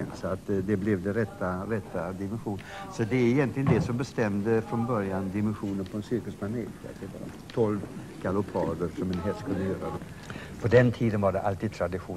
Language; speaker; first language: Swedish; native; Swedish